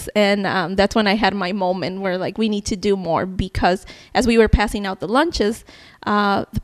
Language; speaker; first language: English; native; English